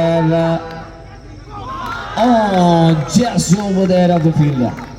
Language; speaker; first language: English; non-native, local second language; Malayalam